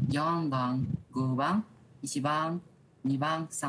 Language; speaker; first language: Japanese; non-native, learner; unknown